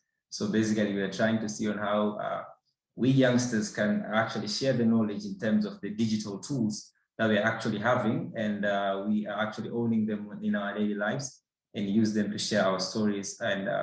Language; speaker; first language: English; non-native, local second language; Swahili